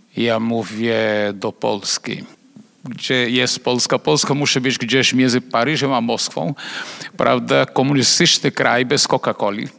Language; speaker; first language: Polish; non-native, fluent; Portuguese